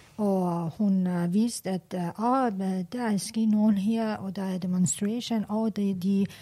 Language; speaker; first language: Danish; non-native, learner; Persian